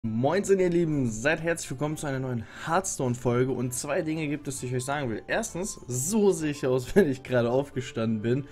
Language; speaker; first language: German; native; German